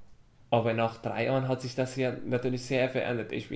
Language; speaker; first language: German; non-native, fluent; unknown